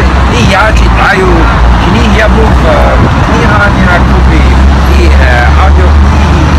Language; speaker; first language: Ukrainian; non-native, learner; English